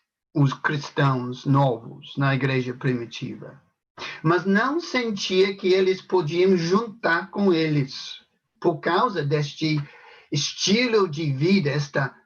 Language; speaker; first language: Portuguese; non-native, fluent; English